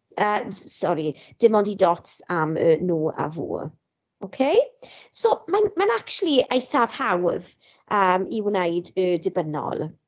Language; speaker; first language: Welsh; non-native, local second language; English